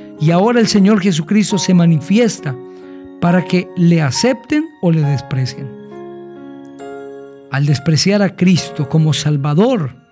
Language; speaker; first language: Spanish; native; Spanish